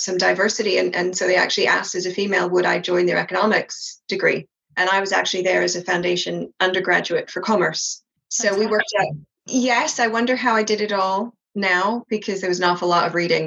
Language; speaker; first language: English; native; English